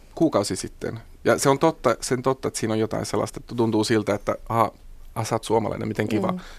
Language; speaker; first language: Finnish; native; Finnish